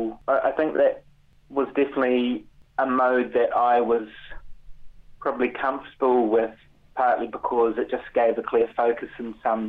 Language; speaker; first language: English; native; English